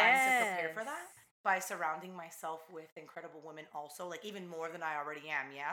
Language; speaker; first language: English; early bilingual, other home language; Spanish